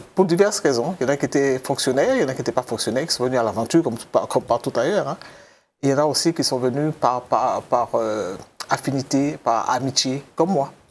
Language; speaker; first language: French; native; French